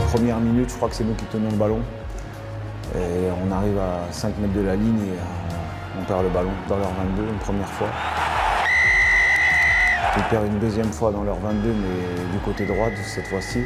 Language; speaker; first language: French; native; French